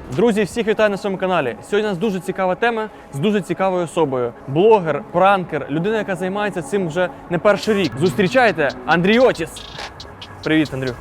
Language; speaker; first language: Ukrainian; non-native, local second language; Russian